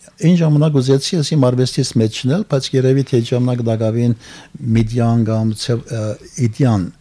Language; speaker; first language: Armenian; early bilingual, heritage; Armenian